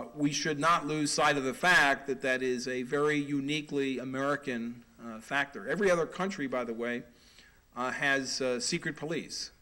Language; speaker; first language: English; native; English